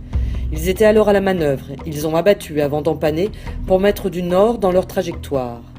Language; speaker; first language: French; native; French